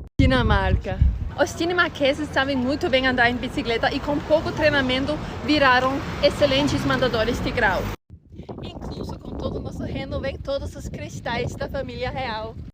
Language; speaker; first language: Portuguese; non-native, fluent; Danish